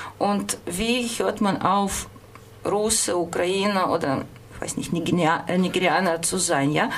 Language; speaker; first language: German; non-native, fluent; Russian